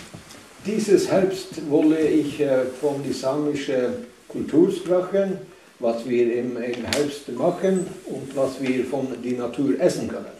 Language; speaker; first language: German; non-native, learner; Northern Sami